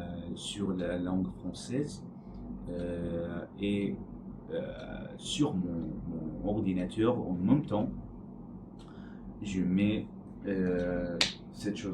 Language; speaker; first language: French; non-native, learner; Arabic